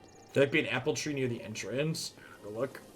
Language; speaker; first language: English; native; English